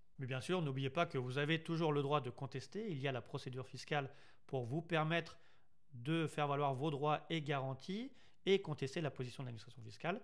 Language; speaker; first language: French; native; French